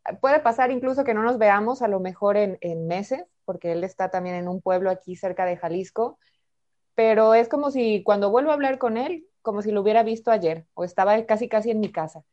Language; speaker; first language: Spanish; native; Spanish